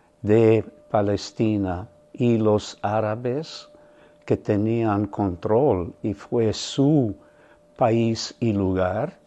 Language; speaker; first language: Spanish; non-native, fluent; German